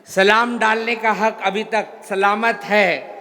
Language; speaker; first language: Hindi; non-native, local second language; Marathi